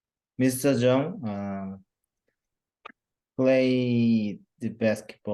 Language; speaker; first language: English; non-native, learner; Korean